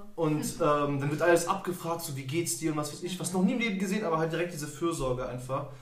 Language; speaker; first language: German; early bilingual, other home language; Turkish